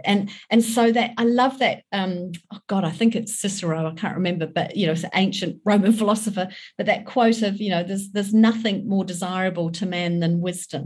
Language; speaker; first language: English; native; English